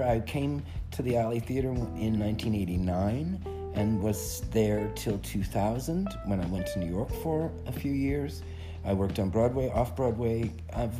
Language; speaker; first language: English; native; English